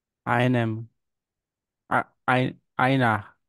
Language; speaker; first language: German; non-native, learner; Portuguese